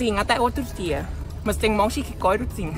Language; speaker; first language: Portuguese; non-native, learner; Thai